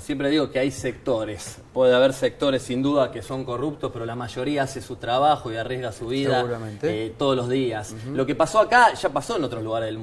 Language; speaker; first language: Spanish; native; Spanish